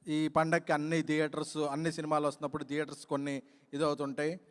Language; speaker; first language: Telugu; native; Telugu